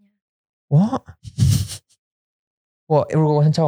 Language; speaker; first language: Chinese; non-native, learner; English